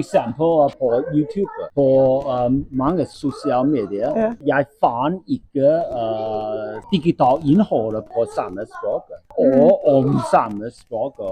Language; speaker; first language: Norwegian; non-native, learner; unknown